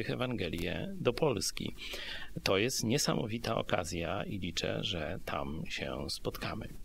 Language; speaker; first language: Polish; native; Polish